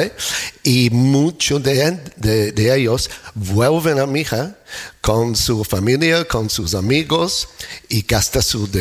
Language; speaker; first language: Spanish; non-native, fluent; English